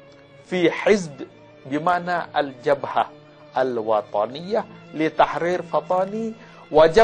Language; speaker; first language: Arabic; non-native, learner; Malay